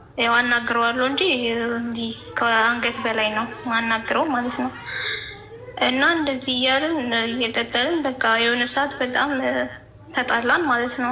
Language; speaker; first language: Amharic; native; Amharic